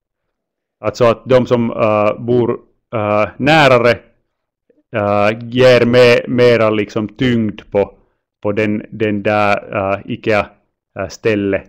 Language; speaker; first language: Swedish; non-native, local second language; Finnish